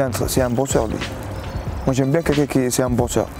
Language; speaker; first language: French; non-native, local second language; Arabic